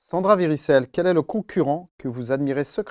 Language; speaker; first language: French; native; French